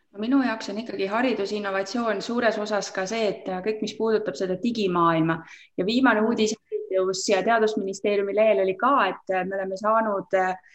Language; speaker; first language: Estonian; native; Estonian